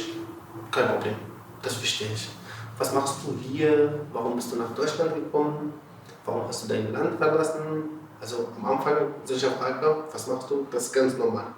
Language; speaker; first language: German; non-native, learner; Arabic